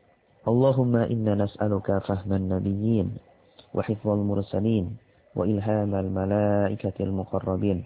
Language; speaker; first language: Arabic; non-native, fluent; Indonesian